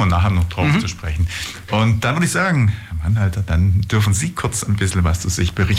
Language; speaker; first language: German; native; German